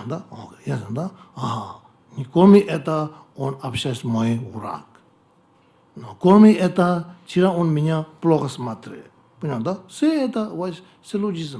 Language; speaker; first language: Russian; non-native, learner; Tibetan